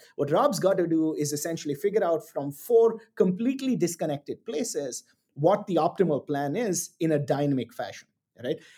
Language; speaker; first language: English; non-native, local second language; Tamil